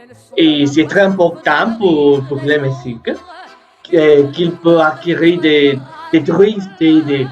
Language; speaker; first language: French; non-native, learner; Spanish